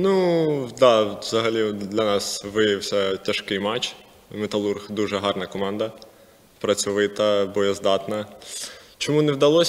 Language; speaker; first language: Ukrainian; native; Ukrainian